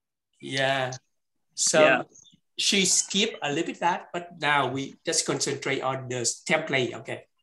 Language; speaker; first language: English; non-native, fluent; Vietnamese